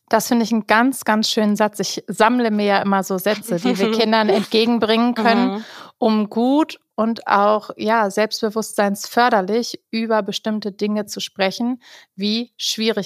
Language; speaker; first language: German; native; German